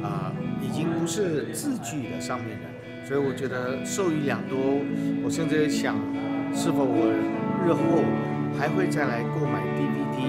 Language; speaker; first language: Chinese; native; Chinese